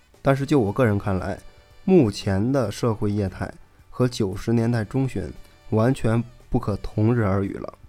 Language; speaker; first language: Chinese; native; Chinese